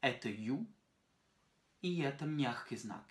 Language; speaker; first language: Russian; non-native, fluent; French